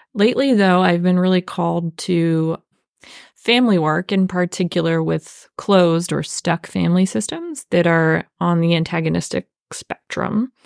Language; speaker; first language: English; native; English